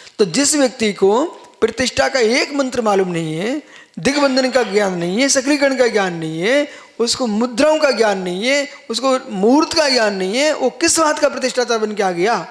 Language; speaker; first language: Hindi; native; Hindi